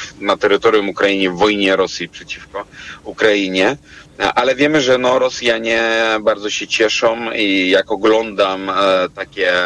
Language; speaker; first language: Polish; non-native, fluent; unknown